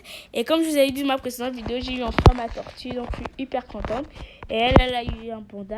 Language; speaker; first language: French; native; French